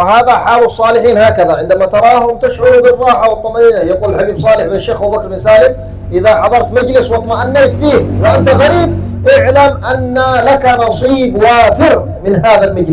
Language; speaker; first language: Arabic; native; Arabic